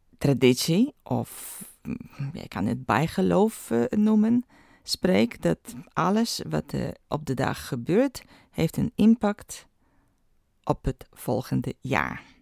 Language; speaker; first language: Dutch; non-native, fluent; Polish